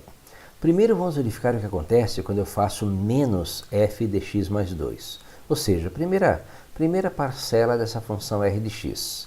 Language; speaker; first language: Portuguese; native; Portuguese